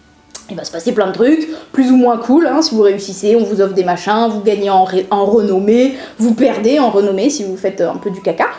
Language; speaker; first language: French; native; French